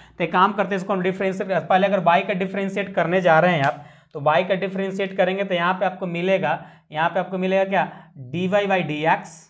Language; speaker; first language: Hindi; native; Hindi